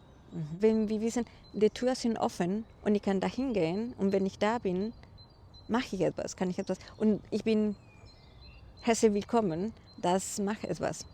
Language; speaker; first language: German; non-native, fluent; Spanish